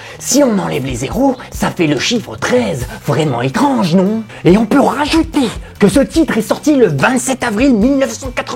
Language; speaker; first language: French; native; French